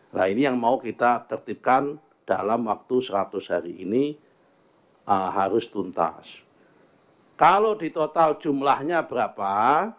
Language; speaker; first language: Indonesian; native; Indonesian